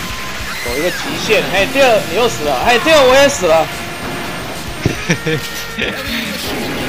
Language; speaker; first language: Chinese; native; Chinese